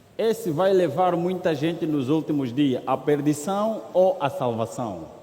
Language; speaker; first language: Portuguese; native; Portuguese